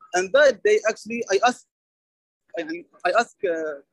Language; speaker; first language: English; non-native, learner; Arabic